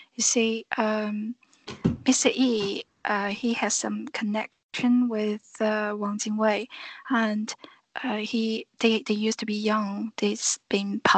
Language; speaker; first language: English; non-native, fluent; Chinese